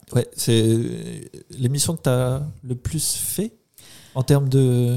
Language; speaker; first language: French; native; French